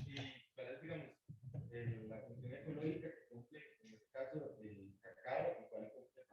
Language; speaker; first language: Spanish; native; Spanish